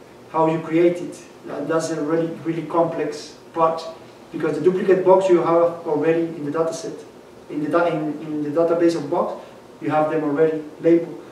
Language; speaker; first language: English; non-native, fluent; Spanish